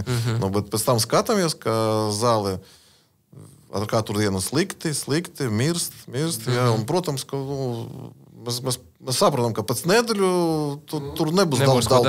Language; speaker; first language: Latvian; non-native, learner; Russian